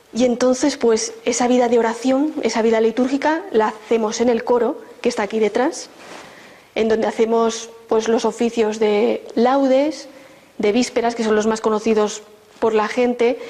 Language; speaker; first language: Spanish; native; Spanish